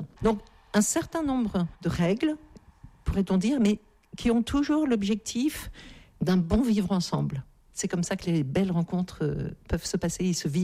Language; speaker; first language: French; native; French